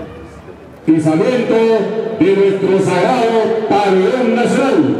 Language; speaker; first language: Spanish; native; Spanish